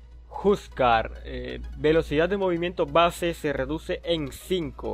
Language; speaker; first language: Spanish; native; Spanish